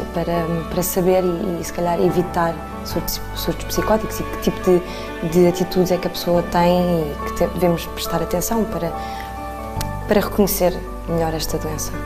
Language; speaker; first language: Portuguese; native; Portuguese